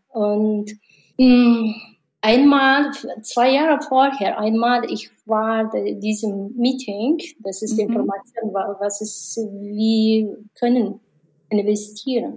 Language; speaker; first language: German; non-native, learner; Mongolian